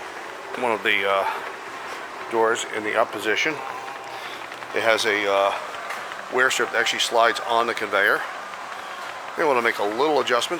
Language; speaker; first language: English; native; English